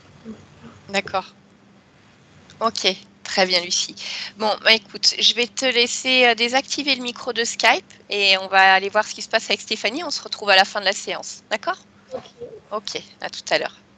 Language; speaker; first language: French; native; French